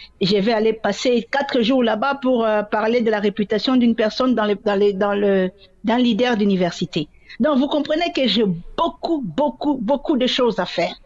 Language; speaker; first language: French; non-native, local second language; Swahili